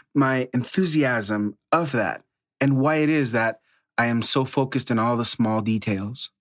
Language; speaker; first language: English; early bilingual, other home language; Spanish